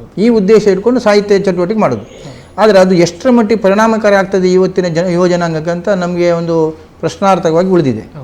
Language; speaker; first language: Kannada; non-native, local second language; Konkani